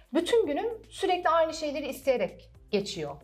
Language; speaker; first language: Turkish; early bilingual, other home language; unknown